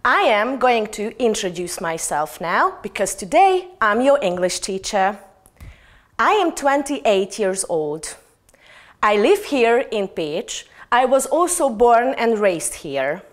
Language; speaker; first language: English; non-native, fluent; Hungarian